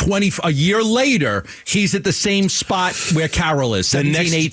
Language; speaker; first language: English; native; English